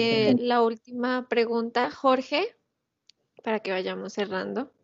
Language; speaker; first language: Spanish; native; Spanish